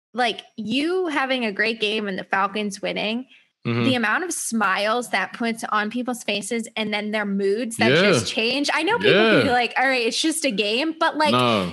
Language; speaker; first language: English; native; English